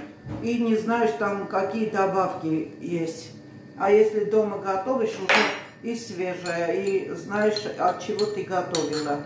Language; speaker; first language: Russian; non-native, fluent; Armenian